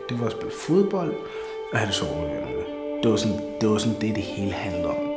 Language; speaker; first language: Danish; early bilingual, other home language; Somali